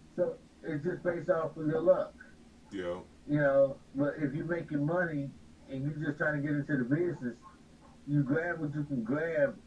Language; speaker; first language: English; native; English